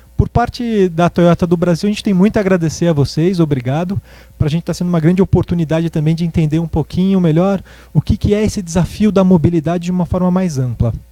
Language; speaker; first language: Portuguese; native; Portuguese